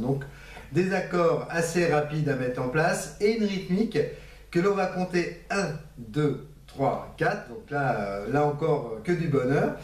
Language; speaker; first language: French; native; French